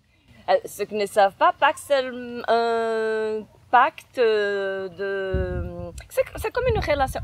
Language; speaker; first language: French; non-native, fluent; Portuguese